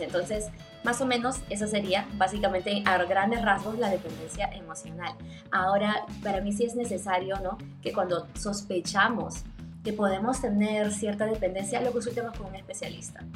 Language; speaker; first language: Spanish; native; Spanish